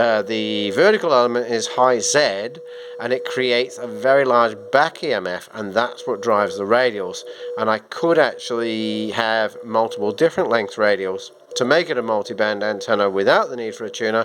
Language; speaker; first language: English; native; English